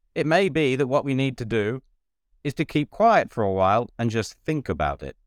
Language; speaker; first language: English; native; English